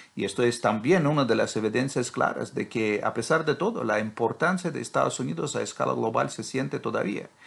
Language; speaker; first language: Spanish; non-native, fluent; Russian